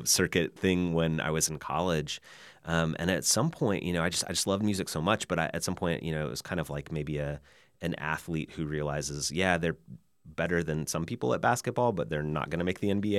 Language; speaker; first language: English; native; English